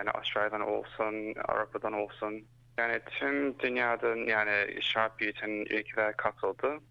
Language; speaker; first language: Turkish; early bilingual, heritage; Turkish